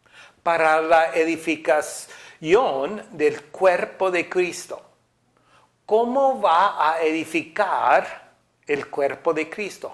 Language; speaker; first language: Spanish; non-native, fluent; English